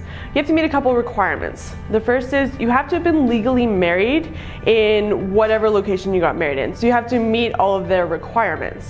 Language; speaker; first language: English; native; English